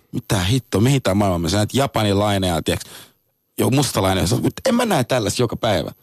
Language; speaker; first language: Finnish; non-native, fluent; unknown